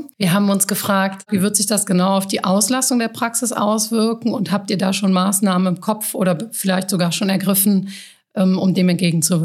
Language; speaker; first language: German; native; German